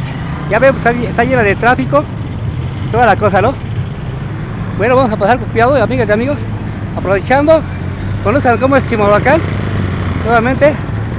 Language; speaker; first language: Spanish; native; Spanish